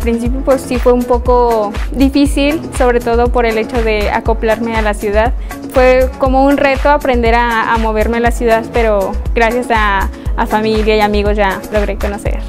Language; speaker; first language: Spanish; native; Spanish